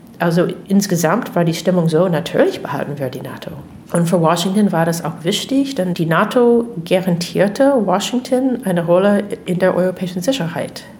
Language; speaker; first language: German; non-native, fluent; English